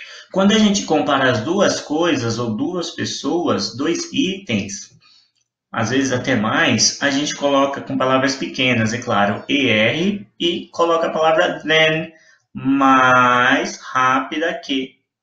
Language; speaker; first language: Portuguese; native; Portuguese